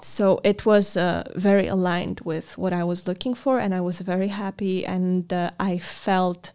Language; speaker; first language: English; non-native, fluent; Polish